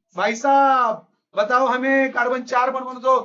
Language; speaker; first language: Hindi; non-native, local second language; Marathi